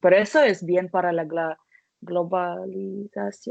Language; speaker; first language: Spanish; non-native, learner; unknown